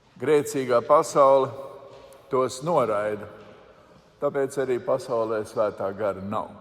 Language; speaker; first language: Latvian; native; Latvian